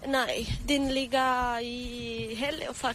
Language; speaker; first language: Danish; early bilingual, other home language; Romanian